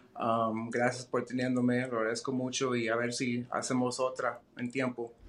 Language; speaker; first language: Spanish; early bilingual, heritage; Spanish